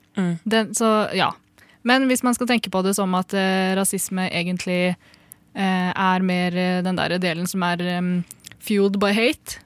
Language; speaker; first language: Norwegian; early bilingual, other home language; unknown